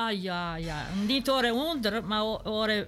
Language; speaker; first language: Dutch; non-native, learner; Serbian